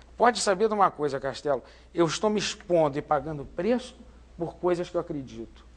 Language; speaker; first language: Portuguese; native; Portuguese